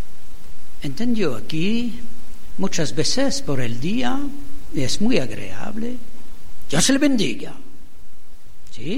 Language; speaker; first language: Spanish; non-native, fluent; French